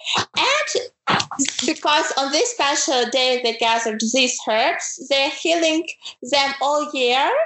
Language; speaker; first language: English; non-native, fluent; Ukrainian